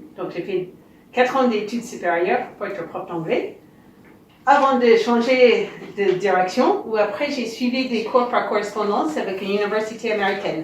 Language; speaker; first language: French; non-native, fluent; English